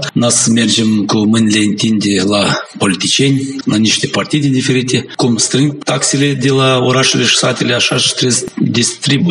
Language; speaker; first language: Romanian; non-native, local second language; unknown